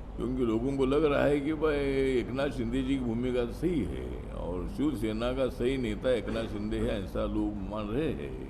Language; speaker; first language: Hindi; non-native, local second language; Marathi